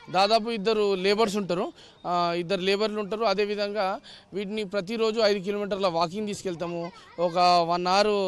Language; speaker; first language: Telugu; native; Telugu